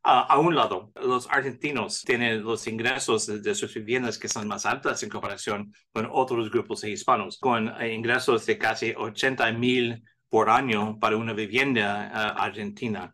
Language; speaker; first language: Spanish; early bilingual, heritage; English